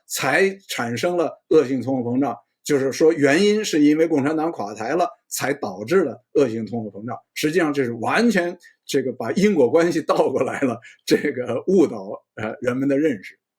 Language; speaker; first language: Chinese; native; Chinese